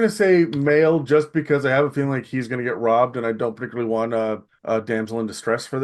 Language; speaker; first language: English; native; English